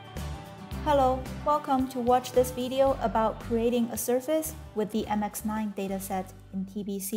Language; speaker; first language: English; non-native, fluent; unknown